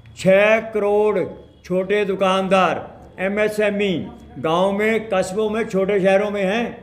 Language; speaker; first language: Hindi; native; Hindi